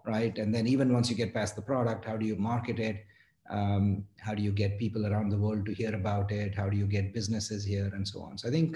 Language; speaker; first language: English; non-native, local second language; Gujarati